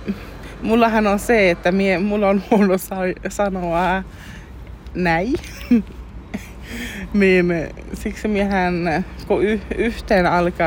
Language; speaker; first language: Finnish; early bilingual, heritage; Finnish